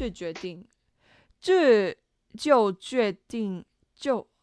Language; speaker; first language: Chinese; non-native, learner; English